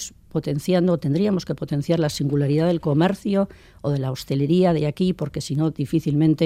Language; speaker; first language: Spanish; native; Spanish